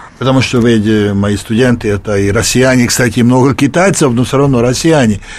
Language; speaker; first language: Russian; non-native, fluent; Hungarian